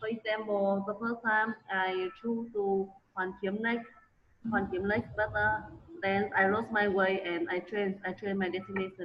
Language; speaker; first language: English; non-native, learner; Vietnamese